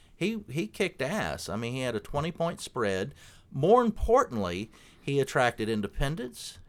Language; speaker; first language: English; native; English